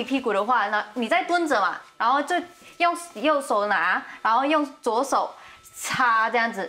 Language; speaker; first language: Chinese; non-native, fluent; Indonesian